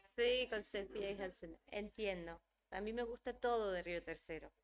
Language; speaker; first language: Spanish; early bilingual, heritage; Spanish